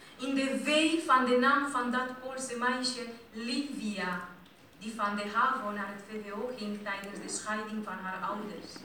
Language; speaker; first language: Dutch; non-native, fluent; Romanian